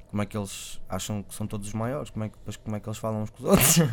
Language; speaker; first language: Portuguese; native; Portuguese